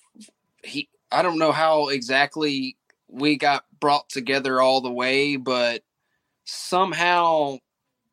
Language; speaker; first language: English; native; English